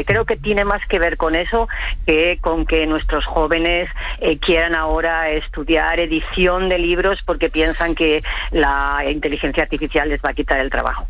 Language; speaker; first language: Spanish; native; Spanish